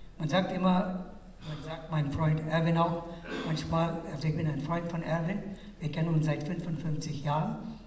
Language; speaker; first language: German; non-native, fluent; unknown